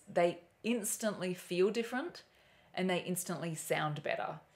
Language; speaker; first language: English; native; English